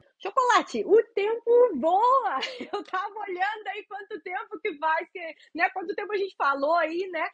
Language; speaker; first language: Portuguese; native; Portuguese